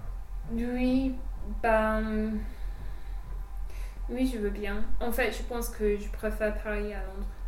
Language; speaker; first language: French; non-native, fluent; English